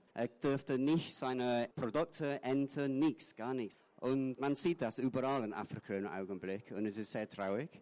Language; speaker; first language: German; non-native, fluent; English